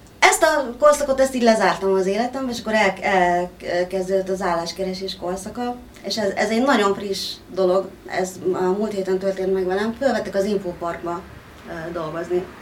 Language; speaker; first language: Hungarian; early bilingual, other home language; Greek